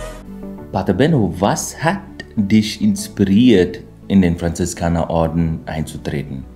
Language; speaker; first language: German; non-native, fluent; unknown